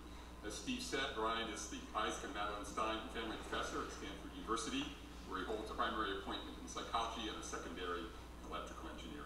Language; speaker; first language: English; native; English